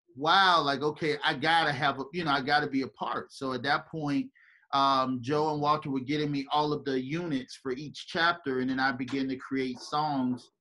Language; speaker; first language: English; native; English